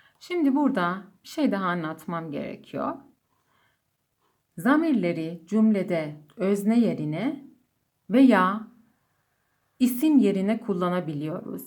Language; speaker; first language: Turkish; non-native, fluent; Persian